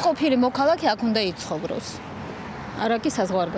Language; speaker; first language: Georgian; non-native, local second language; Russian